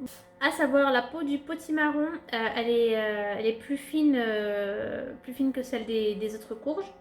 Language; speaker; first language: French; native; French